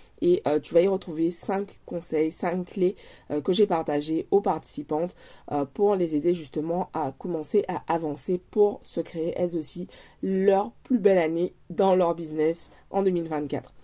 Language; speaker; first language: French; native; French